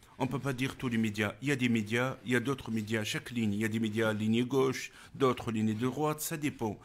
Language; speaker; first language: French; non-native, local second language; Arabic